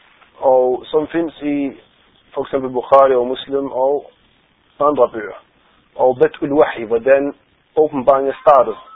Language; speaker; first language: Danish; non-native, fluent; Arabic